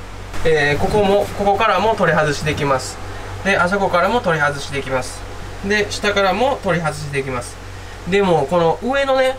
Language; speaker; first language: Japanese; native; Japanese